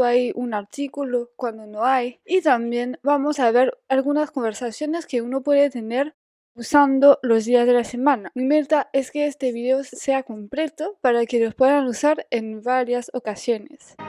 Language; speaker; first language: Spanish; non-native, fluent; French